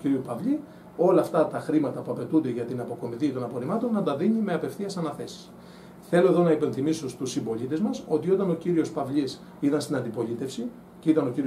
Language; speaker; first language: Greek; native; Greek